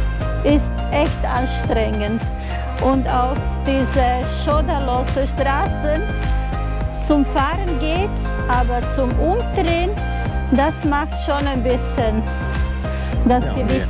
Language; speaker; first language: German; non-native, fluent; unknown